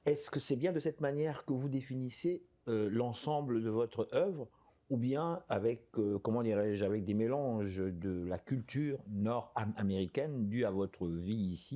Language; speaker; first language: French; native; French